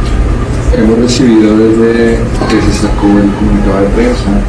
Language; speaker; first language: Spanish; native; Spanish